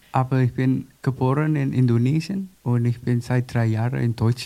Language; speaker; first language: German; non-native, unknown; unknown